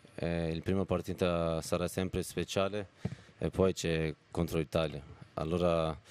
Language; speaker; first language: Italian; non-native, fluent; Turkish